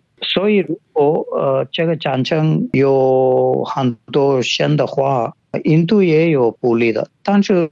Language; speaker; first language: Chinese; non-native, fluent; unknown